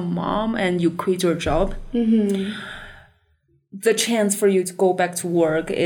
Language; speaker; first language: English; non-native, fluent; Chinese